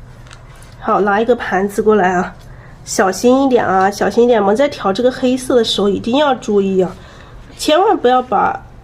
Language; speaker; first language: Chinese; native; Chinese